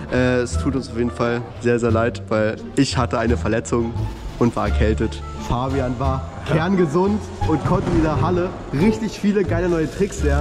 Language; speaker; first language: German; native; German